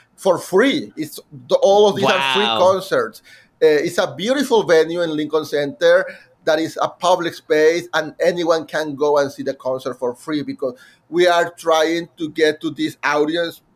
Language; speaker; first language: English; non-native, fluent; Spanish